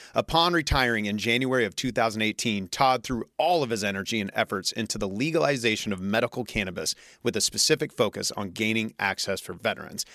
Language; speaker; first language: English; native; English